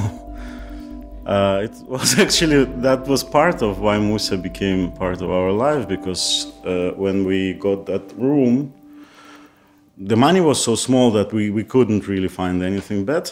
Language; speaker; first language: English; non-native, fluent; Kazakh